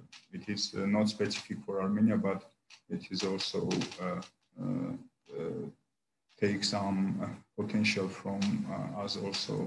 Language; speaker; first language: English; non-native, learner; Armenian